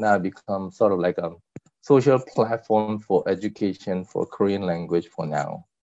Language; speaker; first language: English; non-native, fluent; Korean